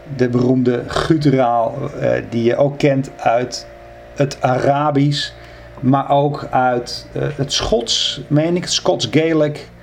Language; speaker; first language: Dutch; native; Dutch